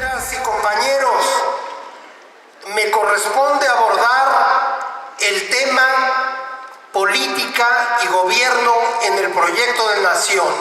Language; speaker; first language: Spanish; native; Spanish